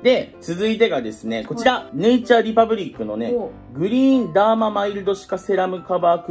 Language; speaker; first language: Japanese; native; Japanese